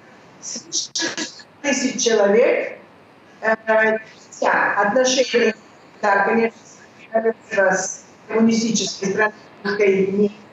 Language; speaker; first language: Russian; early bilingual, heritage; Russian